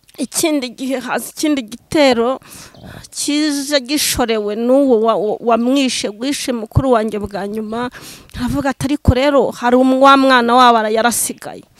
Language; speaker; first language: Kinyarwanda; native; Kinyarwanda